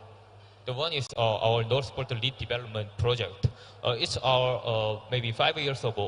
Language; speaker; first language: English; non-native, learner; Korean